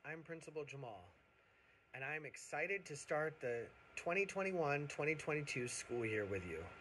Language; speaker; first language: English; native; English